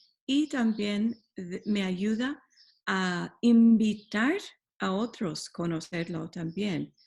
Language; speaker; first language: Spanish; non-native, fluent; English